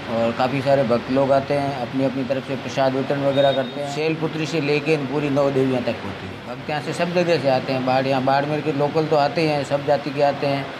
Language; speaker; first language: Hindi; native; Hindi